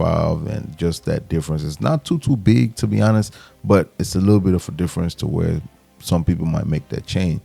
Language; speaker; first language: English; native; English